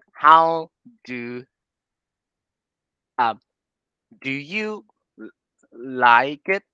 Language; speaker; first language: English; non-native, learner; Vietnamese